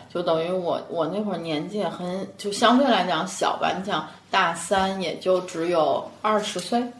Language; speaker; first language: Chinese; native; Chinese